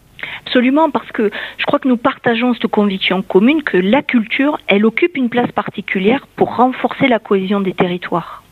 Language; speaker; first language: French; native; French